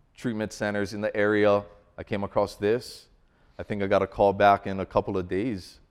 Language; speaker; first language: English; native; English